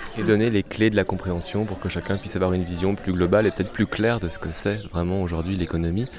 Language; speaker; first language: French; native; French